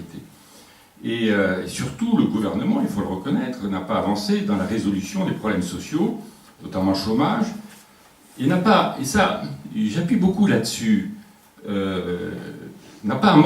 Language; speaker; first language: French; native; French